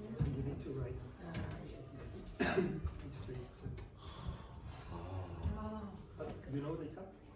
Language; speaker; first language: English; non-native, learner; Spanish